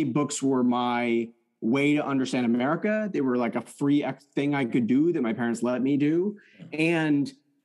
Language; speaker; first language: English; early bilingual, other home language; French